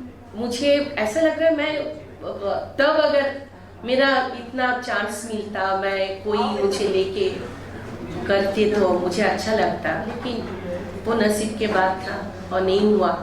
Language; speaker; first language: Hindi; non-native, local second language; Bangla